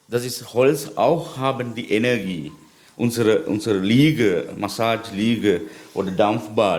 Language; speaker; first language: German; non-native, learner; Sinhala